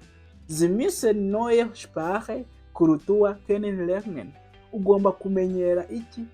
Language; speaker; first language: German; non-native, fluent; Kinyarwanda